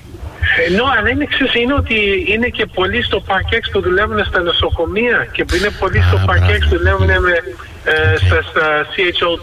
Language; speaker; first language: Greek; early bilingual, heritage; Greek